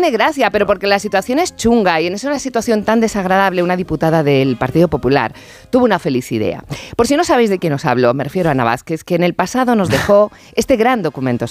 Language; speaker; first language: Spanish; native; Spanish